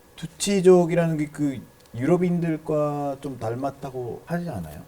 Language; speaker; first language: Korean; non-native, fluent; Spanish